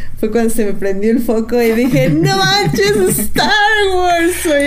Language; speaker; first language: Spanish; native; Spanish